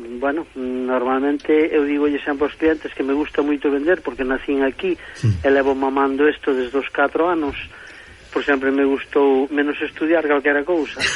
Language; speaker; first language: Galician; native; Galician